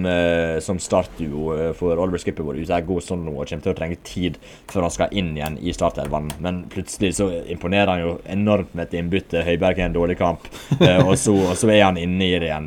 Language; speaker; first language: Norwegian; native; Norwegian